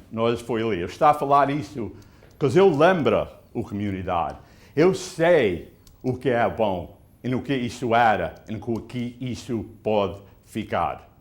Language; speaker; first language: Portuguese; early bilingual, heritage; Portuguese